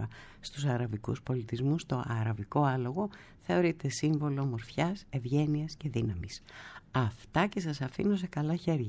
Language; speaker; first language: Greek; native; Greek